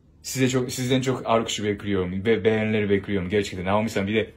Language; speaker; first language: Turkish; non-native, learner; Japanese